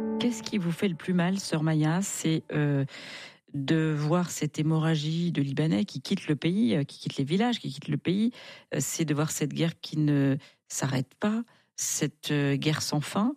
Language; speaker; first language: French; native; French